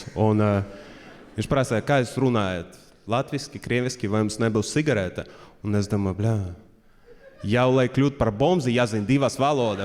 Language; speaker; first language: Latvian; early bilingual, other home language; Russian